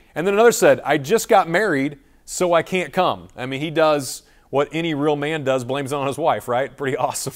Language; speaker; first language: English; native; English